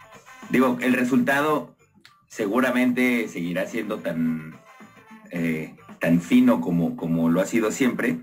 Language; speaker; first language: Spanish; native; Spanish